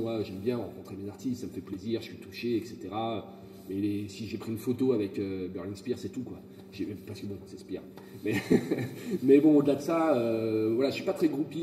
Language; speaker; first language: French; native; French